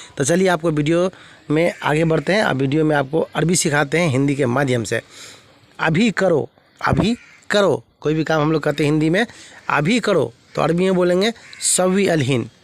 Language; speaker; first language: Hindi; native; Hindi